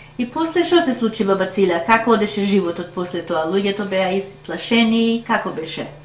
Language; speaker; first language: Macedonian; early bilingual, heritage; Macedonian